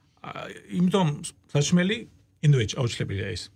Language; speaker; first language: Georgian; non-native, learner; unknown